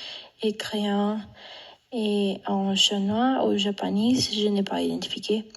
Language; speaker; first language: French; non-native, learner; Spanish